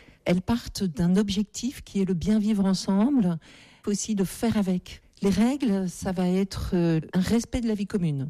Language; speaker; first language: French; native; French